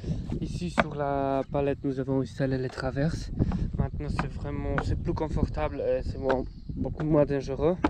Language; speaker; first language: French; non-native, fluent; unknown